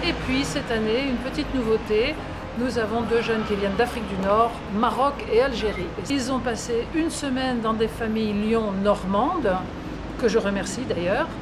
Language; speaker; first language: French; native; French